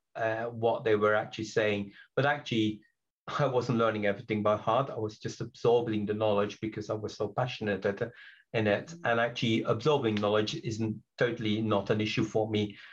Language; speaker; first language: English; non-native, fluent; Dutch